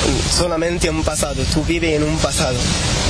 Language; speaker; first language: Spanish; non-native, learner; Arabic